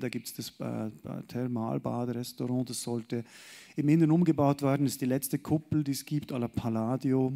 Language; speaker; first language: German; native; German